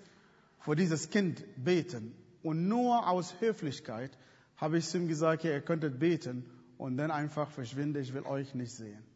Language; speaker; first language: German; non-native, fluent; Arabic